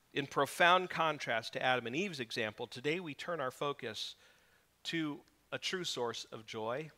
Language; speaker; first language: English; native; English